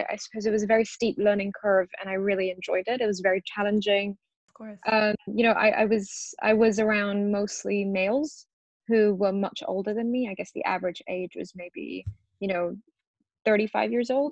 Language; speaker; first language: English; early bilingual, other home language; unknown